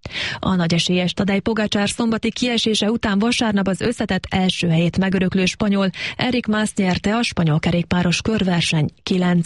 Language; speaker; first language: Hungarian; native; Hungarian